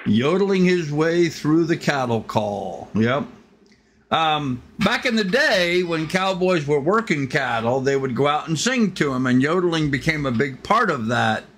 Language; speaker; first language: English; native; English